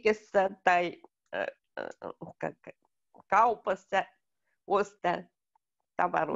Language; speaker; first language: Finnish; non-native, learner; Russian